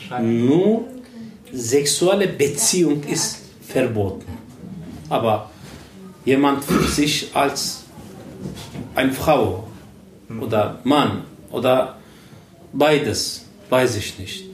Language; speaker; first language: German; non-native, learner; Turkish